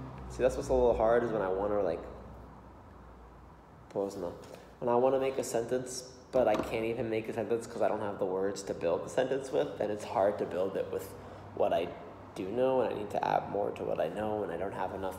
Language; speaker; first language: English; native; English